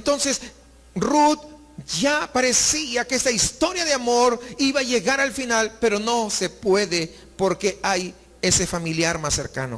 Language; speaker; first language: Spanish; native; Spanish